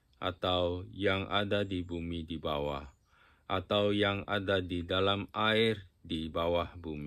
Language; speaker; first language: Indonesian; non-native, fluent; Japanese